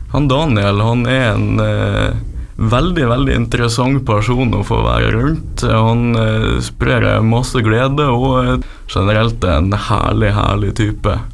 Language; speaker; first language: Norwegian; native; Norwegian